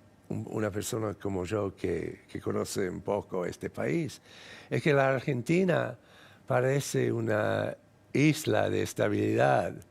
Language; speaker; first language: Spanish; non-native, fluent; English